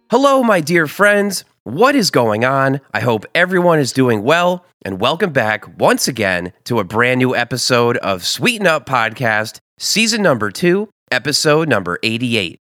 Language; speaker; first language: English; native; English